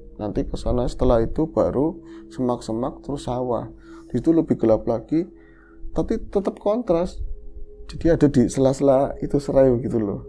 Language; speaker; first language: Indonesian; non-native, local second language; Javanese